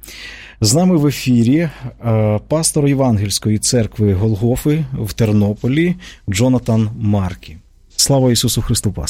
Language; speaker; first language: Ukrainian; native; Ukrainian